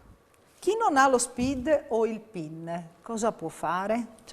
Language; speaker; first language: Italian; native; Italian